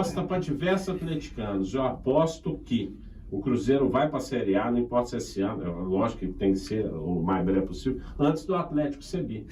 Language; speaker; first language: Portuguese; native; Portuguese